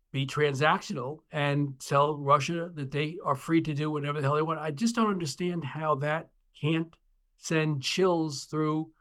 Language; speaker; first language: English; native; English